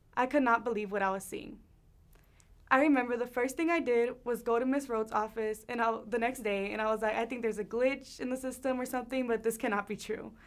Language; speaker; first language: English; early bilingual, other home language; Spanish